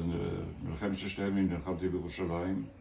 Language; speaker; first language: Hebrew; early bilingual, other home language; German